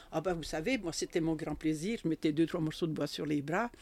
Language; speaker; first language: French; native; French